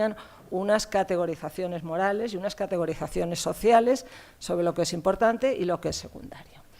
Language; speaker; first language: Spanish; native; Spanish